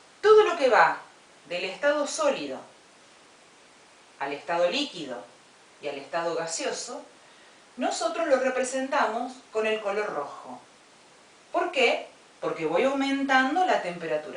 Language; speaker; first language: Spanish; native; Spanish